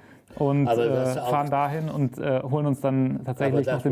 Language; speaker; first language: German; native; German